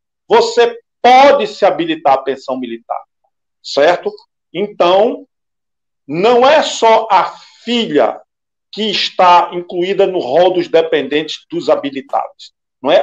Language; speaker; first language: Portuguese; native; Portuguese